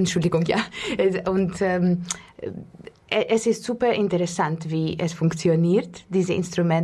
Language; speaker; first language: German; non-native, learner; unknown